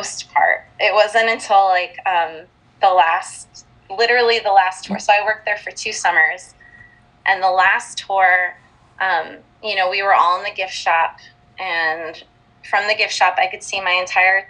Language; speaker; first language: English; native; English